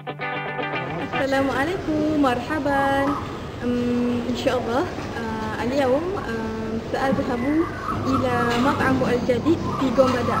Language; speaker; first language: Arabic; non-native, learner; Malay